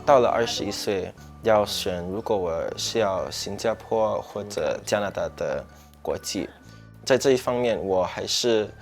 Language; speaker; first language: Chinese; non-native, local second language; English